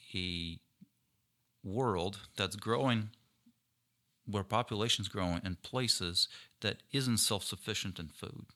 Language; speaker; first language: English; non-native, fluent; Ukrainian